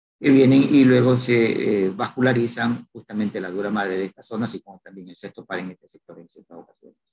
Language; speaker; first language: Spanish; native; Spanish